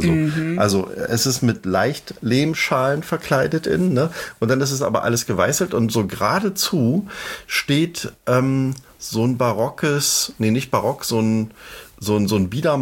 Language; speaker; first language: German; native; German